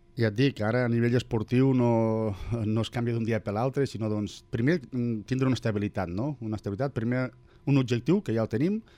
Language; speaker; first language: Catalan; native; Catalan